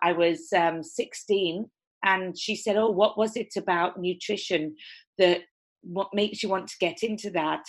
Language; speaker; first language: English; native; English